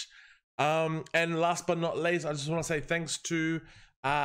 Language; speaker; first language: English; native; English